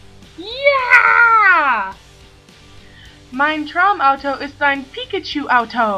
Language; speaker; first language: German; non-native, learner; English